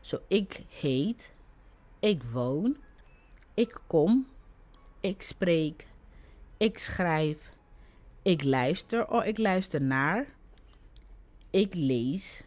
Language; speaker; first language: Dutch; non-native, fluent; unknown